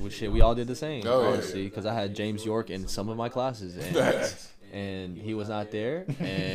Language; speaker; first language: English; native; English